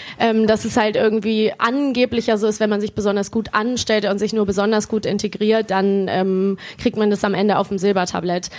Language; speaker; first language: German; native; German